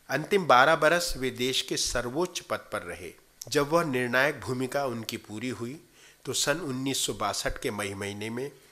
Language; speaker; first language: Hindi; native; Hindi